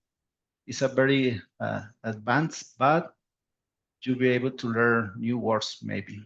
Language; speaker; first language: English; non-native, learner; Spanish